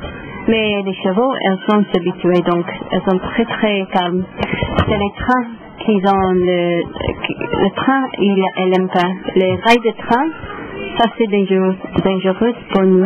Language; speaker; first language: French; non-native, learner; English